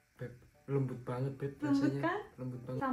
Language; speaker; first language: Indonesian; native; Indonesian